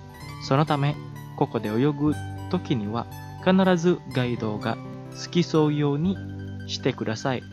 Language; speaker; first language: Japanese; non-native, fluent; Indonesian